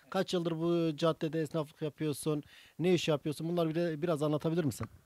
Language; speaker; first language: Turkish; native; Turkish